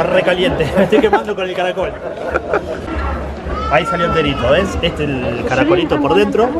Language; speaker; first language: Spanish; native; Spanish